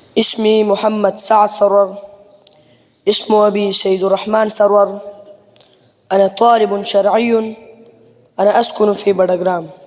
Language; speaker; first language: Arabic; non-native, learner; Urdu